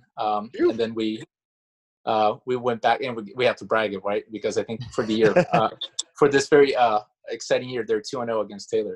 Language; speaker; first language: English; non-native, fluent; Portuguese